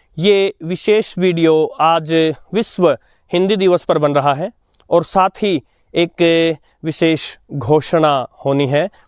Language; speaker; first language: Hindi; native; Hindi